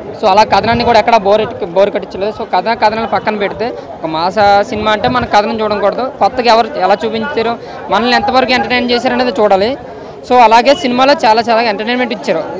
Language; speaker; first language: Telugu; native; Telugu